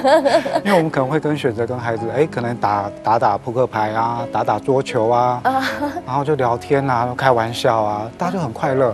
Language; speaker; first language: Chinese; native; Chinese